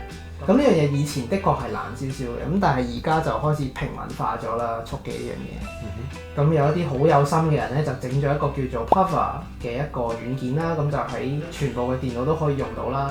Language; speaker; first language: Cantonese; native; Cantonese